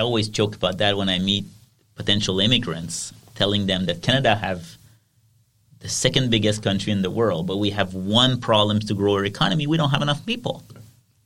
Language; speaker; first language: English; non-native, fluent; French